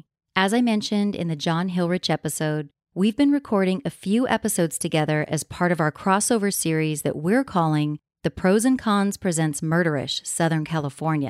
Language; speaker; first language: English; native; English